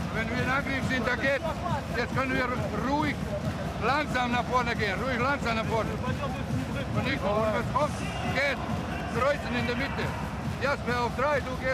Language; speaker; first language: German; non-native, fluent; Croatian